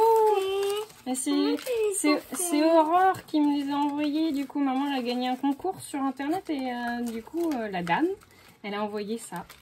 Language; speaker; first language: French; native; French